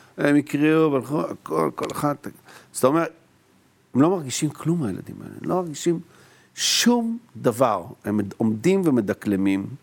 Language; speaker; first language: Hebrew; native; Hebrew